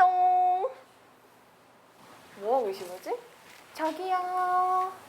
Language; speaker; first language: Korean; native; Korean